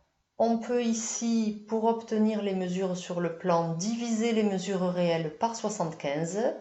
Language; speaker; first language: French; native; French